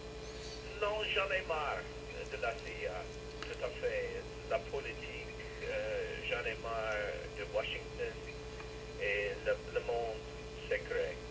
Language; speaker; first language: French; non-native, fluent; English